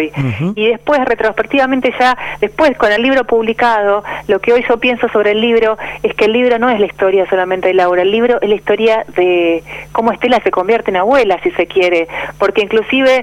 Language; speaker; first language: Spanish; native; Spanish